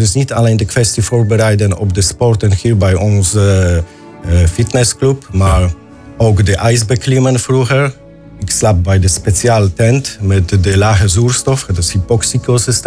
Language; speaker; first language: Dutch; non-native, learner; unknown